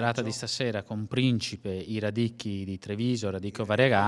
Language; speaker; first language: Italian; native; Italian